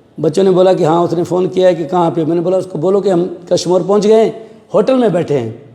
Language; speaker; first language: Urdu; non-native, local second language; Sindhi